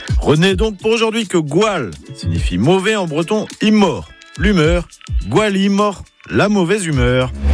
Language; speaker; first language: French; native; French